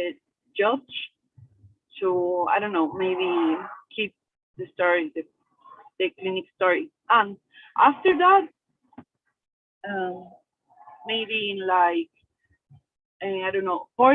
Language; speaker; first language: English; non-native, learner; Spanish